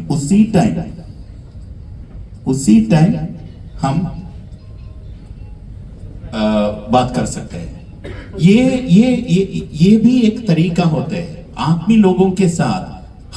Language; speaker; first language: Hindi; non-native, learner; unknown